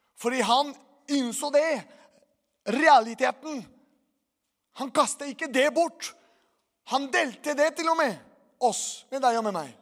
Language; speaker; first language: Norwegian; non-native, fluent; Portuguese